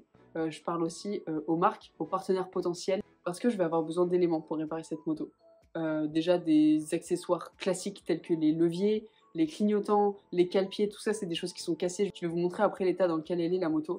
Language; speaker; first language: French; native; French